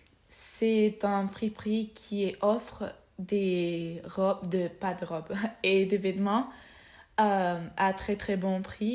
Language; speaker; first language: French; non-native, learner; Spanish